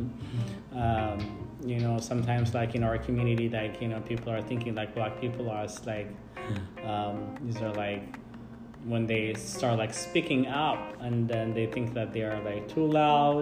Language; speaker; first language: English; non-native, fluent; Amharic